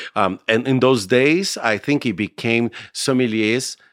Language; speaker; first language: English; non-native, fluent; Portuguese